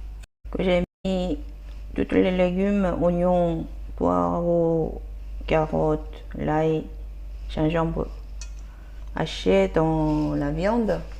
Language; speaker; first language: French; non-native, learner; Korean